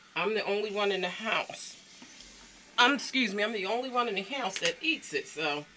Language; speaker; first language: English; native; English